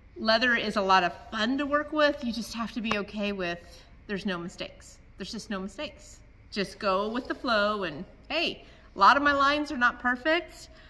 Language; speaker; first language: English; native; English